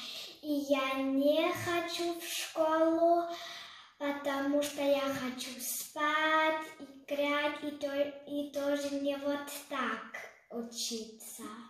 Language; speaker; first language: Russian; early bilingual, heritage; Russian